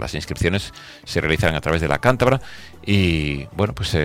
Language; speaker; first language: Spanish; native; Spanish